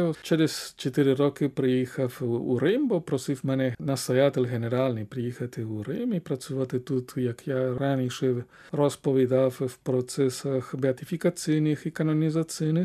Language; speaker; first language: Ukrainian; non-native, fluent; Spanish